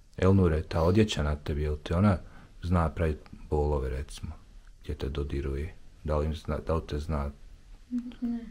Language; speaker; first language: Bosnian; native; Bosnian